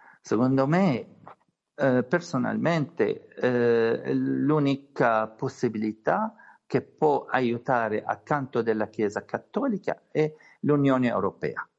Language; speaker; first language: Italian; non-native, learner; Arabic